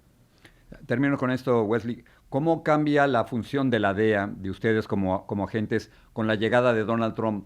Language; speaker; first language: Spanish; native; Spanish